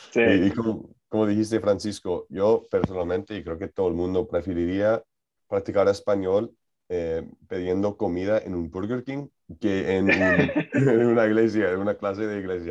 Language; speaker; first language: Spanish; non-native, learner; English